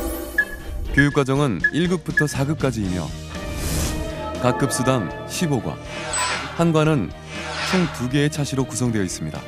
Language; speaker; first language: Korean; native; Korean